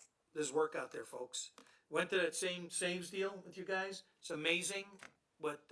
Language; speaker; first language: English; native; English